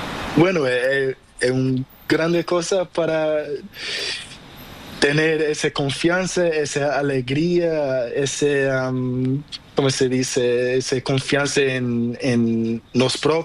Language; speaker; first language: Spanish; non-native, learner; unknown